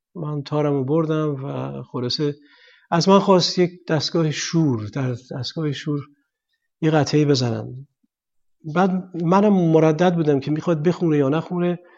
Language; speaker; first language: Persian; native; Persian